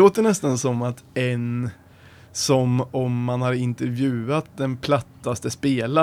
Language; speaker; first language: Swedish; native; Swedish